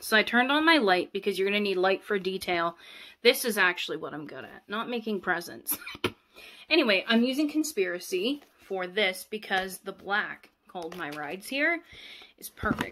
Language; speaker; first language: English; native; English